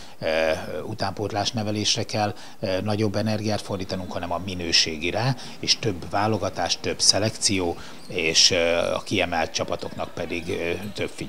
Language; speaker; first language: Hungarian; native; Hungarian